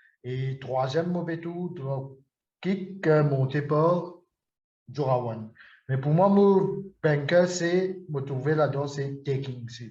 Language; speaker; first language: French; non-native, local second language; Morisyen